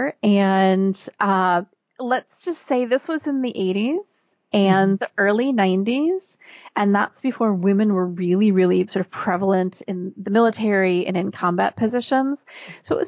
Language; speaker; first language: English; native; English